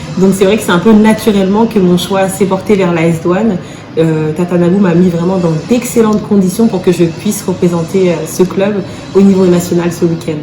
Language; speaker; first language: French; early bilingual, other home language; Wolof